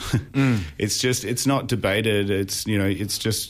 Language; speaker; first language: English; native; English